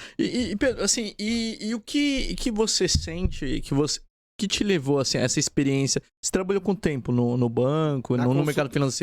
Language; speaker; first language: Portuguese; native; Portuguese